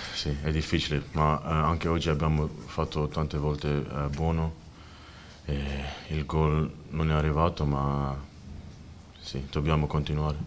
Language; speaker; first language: Italian; non-native, learner; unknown